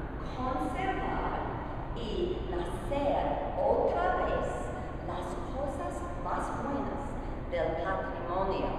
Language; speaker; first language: Spanish; non-native, learner; English